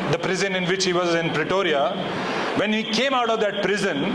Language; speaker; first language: English; non-native, local second language; Hindi